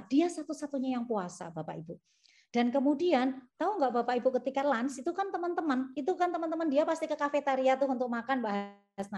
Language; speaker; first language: Indonesian; native; Indonesian